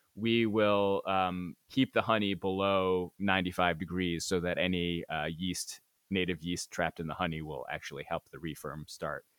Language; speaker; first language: English; native; English